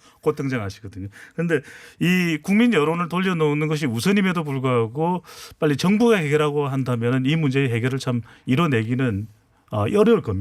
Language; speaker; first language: Korean; native; Korean